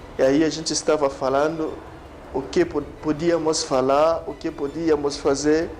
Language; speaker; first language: Portuguese; non-native, fluent; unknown